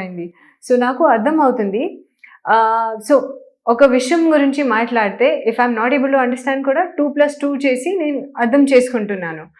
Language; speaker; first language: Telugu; non-native, local second language; Hindi